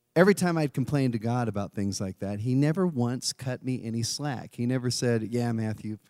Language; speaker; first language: English; native; English